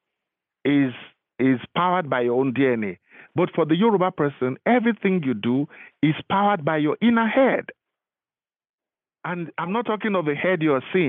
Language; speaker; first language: English; non-native, local second language; Yoruba